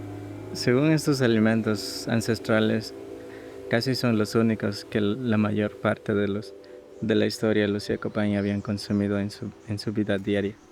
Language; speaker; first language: Spanish; non-native, local second language; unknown